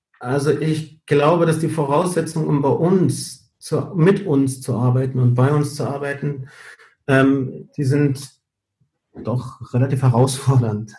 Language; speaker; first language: German; early bilingual, heritage; German